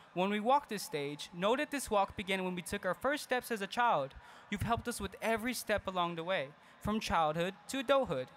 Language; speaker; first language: English; early bilingual, other home language; Spanish